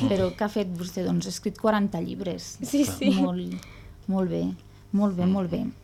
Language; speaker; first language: Catalan; native; Catalan